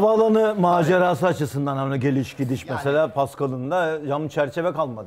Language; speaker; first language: Turkish; native; Turkish